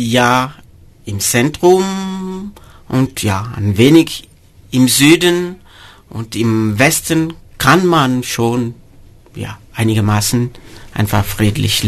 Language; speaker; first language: German; non-native, fluent; Mossi